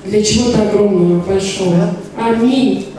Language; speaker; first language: Russian; native; Russian